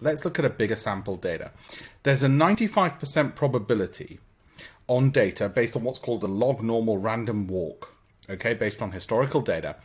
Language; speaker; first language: English; native; English